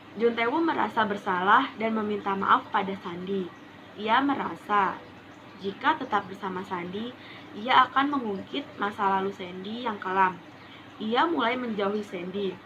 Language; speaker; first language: Indonesian; native; Indonesian